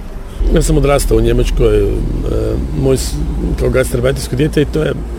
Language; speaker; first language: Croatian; early bilingual, heritage; Croatian